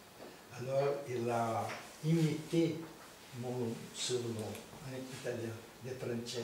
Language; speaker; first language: French; non-native, fluent; Portuguese